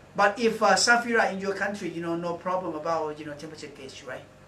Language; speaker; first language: English; non-native, learner; Thai